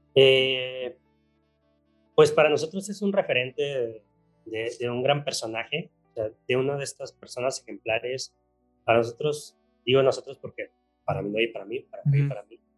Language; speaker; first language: Spanish; native; Spanish